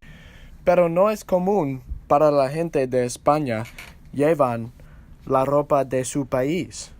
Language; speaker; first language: Spanish; non-native, learner; English